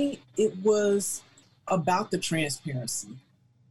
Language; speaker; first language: English; native; English